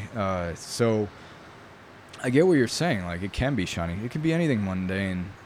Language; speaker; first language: English; early bilingual, other home language; Italian